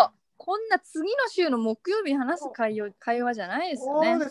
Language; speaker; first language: Japanese; native; Japanese